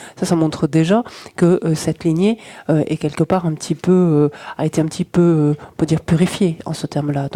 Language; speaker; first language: French; native; French